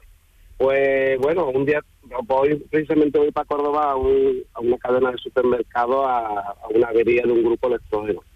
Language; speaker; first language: Spanish; native; Spanish